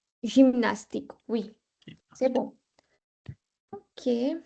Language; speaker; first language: French; non-native, fluent; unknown